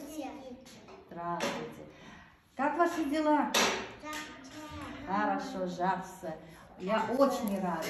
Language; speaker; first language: Russian; non-native, local second language; Kazakh